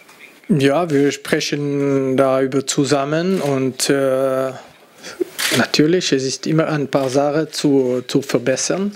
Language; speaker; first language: German; non-native, fluent; French